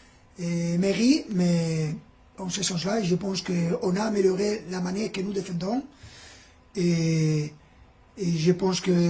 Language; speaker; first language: French; non-native, fluent; Spanish